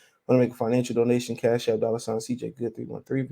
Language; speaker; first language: English; native; English